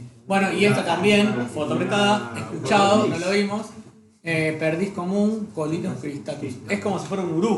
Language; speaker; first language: Spanish; native; Spanish